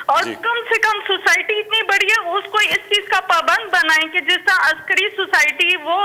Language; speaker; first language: Urdu; native; Urdu